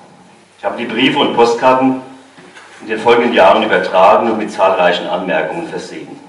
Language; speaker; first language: German; native; German